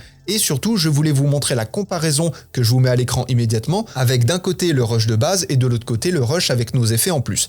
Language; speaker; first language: French; native; French